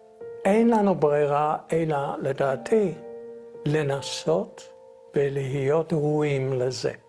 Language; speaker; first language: Hebrew; non-native, fluent; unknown